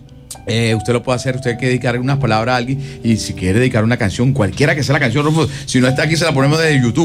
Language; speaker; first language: Spanish; native; Spanish